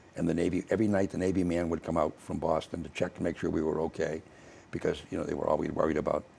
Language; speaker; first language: English; native; English